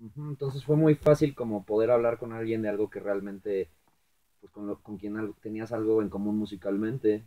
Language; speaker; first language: Spanish; native; Spanish